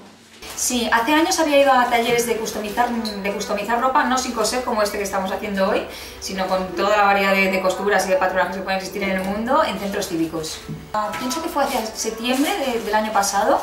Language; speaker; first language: Spanish; native; Spanish